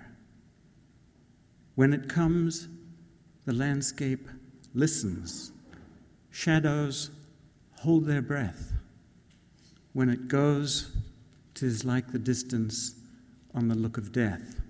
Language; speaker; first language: English; native; English